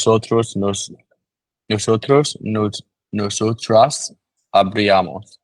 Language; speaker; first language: Spanish; non-native, learner; English